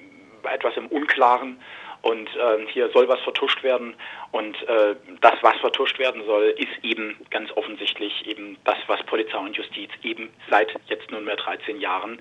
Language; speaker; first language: German; native; German